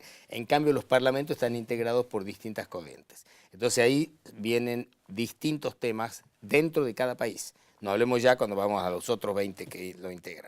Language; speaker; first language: Spanish; native; Spanish